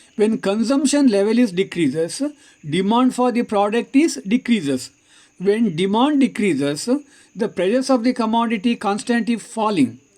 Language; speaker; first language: English; non-native, local second language; Kannada